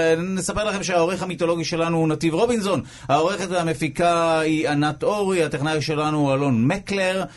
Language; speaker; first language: Hebrew; native; Hebrew